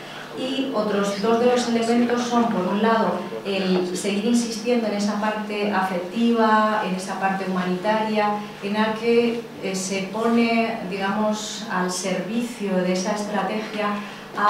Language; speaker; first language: Spanish; native; Spanish